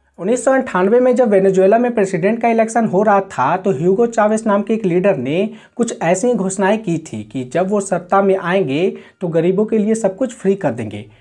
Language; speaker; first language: Hindi; native; Hindi